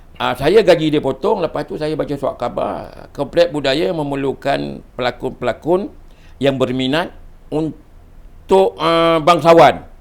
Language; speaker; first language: Malay; native; Malay